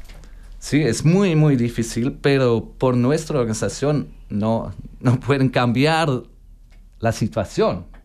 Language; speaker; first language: Spanish; non-native, learner; German